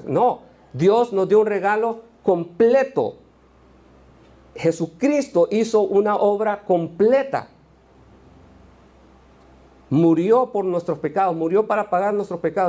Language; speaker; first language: Spanish; native; Spanish